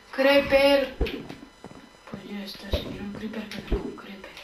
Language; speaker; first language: Spanish; native; Spanish